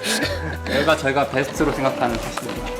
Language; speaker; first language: Korean; native; Korean